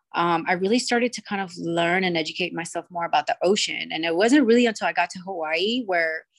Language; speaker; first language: English; early bilingual, other home language; Spanish